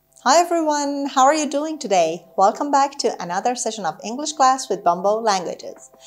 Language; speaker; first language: English; non-native, fluent; Persian